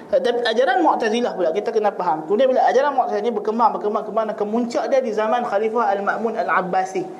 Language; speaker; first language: Malay; native; Malay